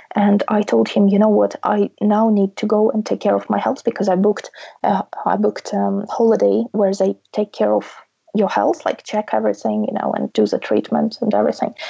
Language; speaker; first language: English; non-native, fluent; Russian